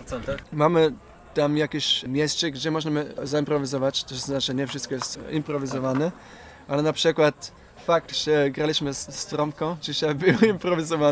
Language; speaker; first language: Polish; non-native, fluent; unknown